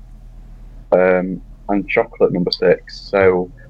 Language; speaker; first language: English; native; English